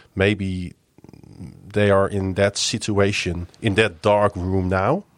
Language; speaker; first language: English; non-native, fluent; Dutch